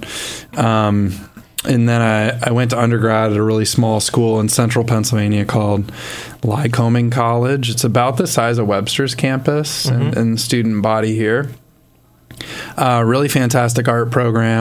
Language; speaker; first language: English; native; English